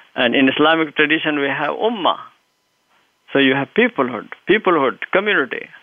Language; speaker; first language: English; non-native, local second language; Urdu